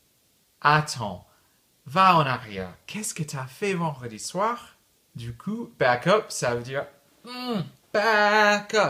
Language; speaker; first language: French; non-native, fluent; English